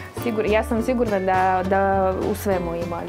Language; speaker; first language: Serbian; non-native, fluent; Russian